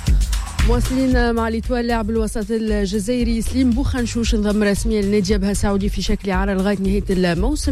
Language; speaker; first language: Arabic; native; Arabic